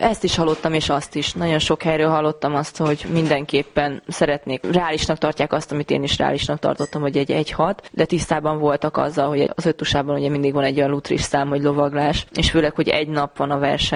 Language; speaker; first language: Hungarian; native; Hungarian